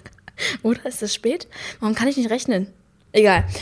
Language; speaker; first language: German; native; German